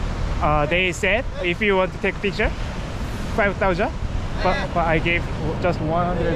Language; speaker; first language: English; non-native, learner; Korean